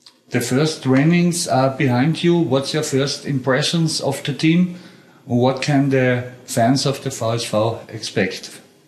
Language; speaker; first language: English; non-native, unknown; German